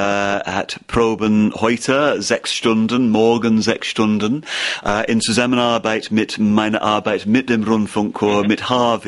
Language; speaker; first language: German; non-native, learner; English